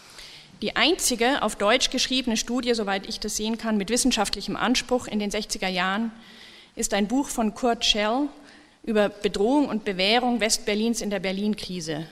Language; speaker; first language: German; native; German